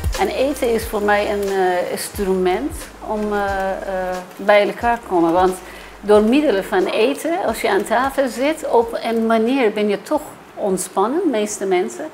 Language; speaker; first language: Dutch; non-native, fluent; Persian